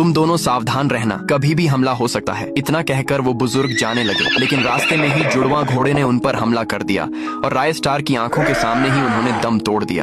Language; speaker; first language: Hindi; native; Hindi